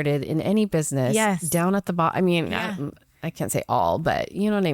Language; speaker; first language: English; native; English